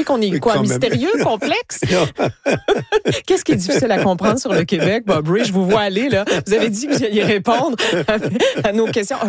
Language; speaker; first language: French; native; French